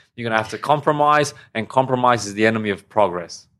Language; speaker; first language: English; non-native, fluent; Romanian